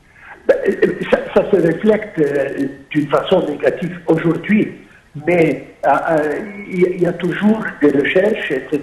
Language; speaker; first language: French; non-native, fluent; Arabic